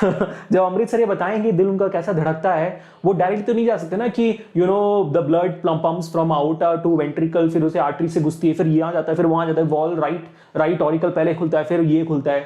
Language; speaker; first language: Hindi; native; Hindi